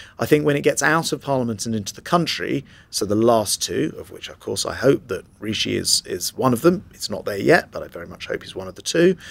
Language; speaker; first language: English; native; English